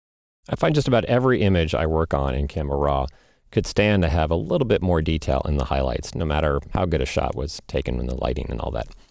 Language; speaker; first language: English; native; English